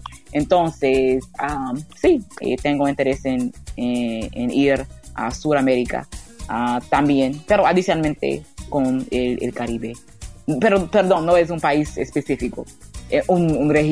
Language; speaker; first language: Spanish; non-native, learner; English